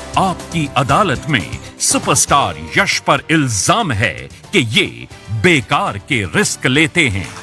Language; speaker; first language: Hindi; native; Hindi